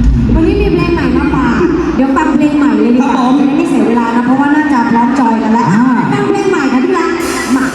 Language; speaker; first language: Thai; native; Thai